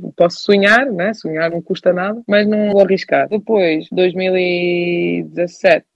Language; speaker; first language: Portuguese; early bilingual, heritage; German